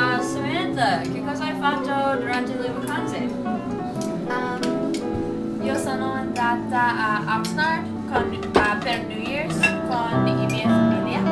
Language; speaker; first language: Italian; non-native, learner; English